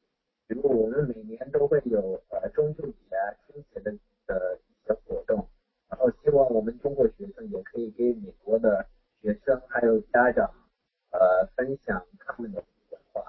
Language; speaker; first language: Chinese; non-native, fluent; English